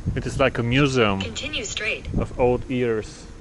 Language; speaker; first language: English; non-native, fluent; Bulgarian